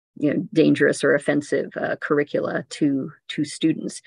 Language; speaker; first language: English; native; English